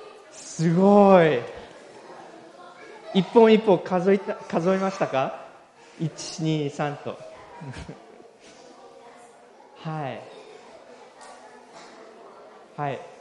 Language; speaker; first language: Japanese; non-native, fluent; English